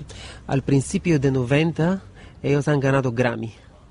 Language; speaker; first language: Spanish; non-native, learner; Bulgarian